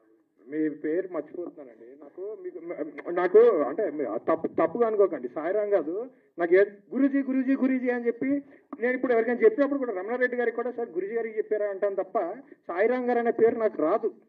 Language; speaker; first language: Telugu; native; Telugu